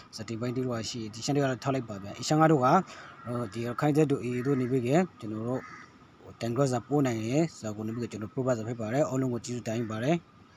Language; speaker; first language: Burmese; native; Burmese